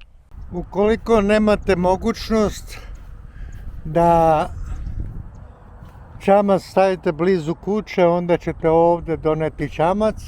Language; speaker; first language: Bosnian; non-native, local second language; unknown